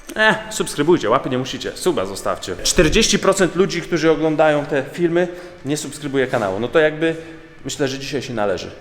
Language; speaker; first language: Polish; early bilingual, heritage; Polish